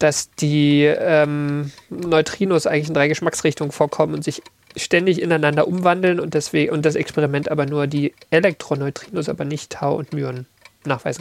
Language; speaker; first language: German; native; German